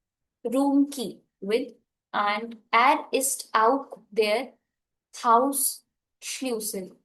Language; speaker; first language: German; non-native, fluent; Hindi